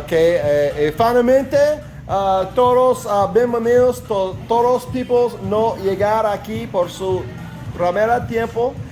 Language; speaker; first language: Spanish; non-native, learner; English